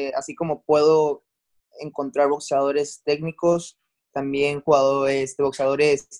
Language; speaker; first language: Spanish; native; Spanish